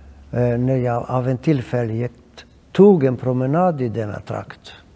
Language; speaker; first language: Swedish; non-native, fluent; Greek